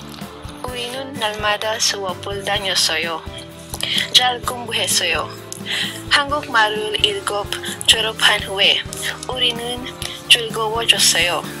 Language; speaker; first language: Korean; non-native, learner; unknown